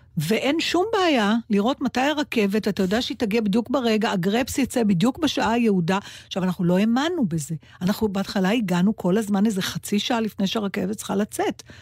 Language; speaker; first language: Hebrew; native; Hebrew